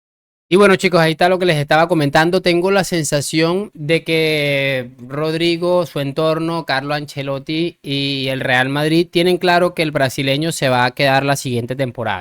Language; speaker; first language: Spanish; native; Spanish